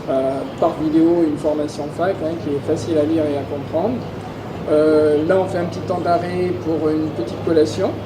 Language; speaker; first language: French; native; French